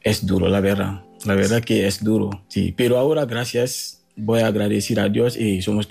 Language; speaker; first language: Spanish; non-native, learner; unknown